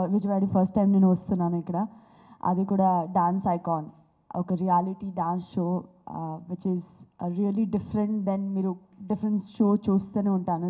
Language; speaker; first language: Telugu; non-native, fluent; Gujarati